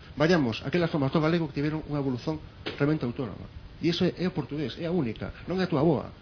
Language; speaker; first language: Galician; non-native, local second language; Spanish